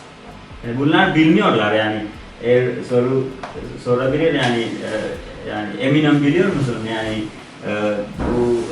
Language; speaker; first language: Turkish; non-native, learner; Sinhala